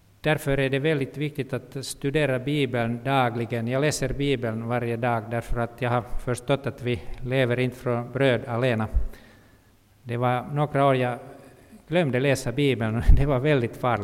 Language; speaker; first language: Swedish; non-native, local second language; Finnish